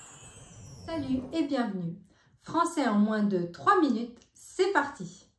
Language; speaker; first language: French; non-native, fluent; Italian